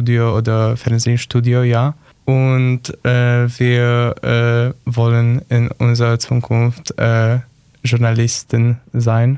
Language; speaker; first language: German; non-native, learner; Polish